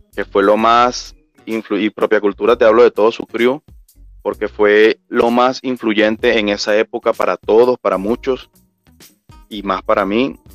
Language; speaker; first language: Spanish; native; Spanish